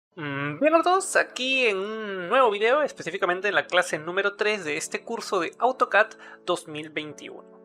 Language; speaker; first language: Spanish; native; Spanish